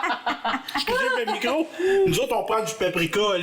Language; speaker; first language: French; native; French